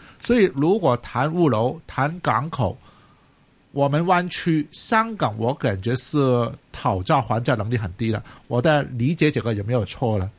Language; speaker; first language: Chinese; non-native, local second language; Cantonese